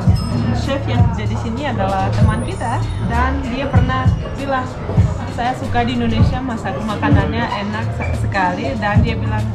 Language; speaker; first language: Indonesian; non-native, fluent; Russian